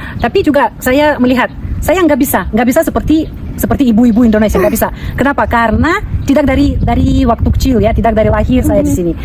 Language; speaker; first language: Indonesian; non-native, fluent; Russian